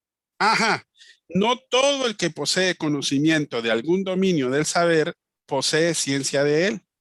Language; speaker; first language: Spanish; native; Spanish